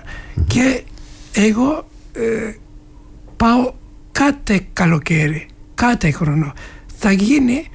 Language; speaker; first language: Greek; non-native, fluent; Turkish